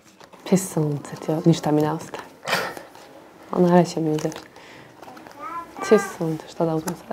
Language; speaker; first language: Serbian; native; Serbian